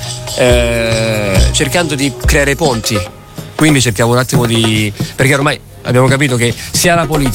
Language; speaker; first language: Italian; early bilingual, other home language; Arabic